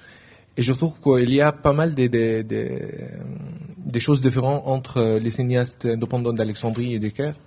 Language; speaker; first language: French; non-native, learner; Arabic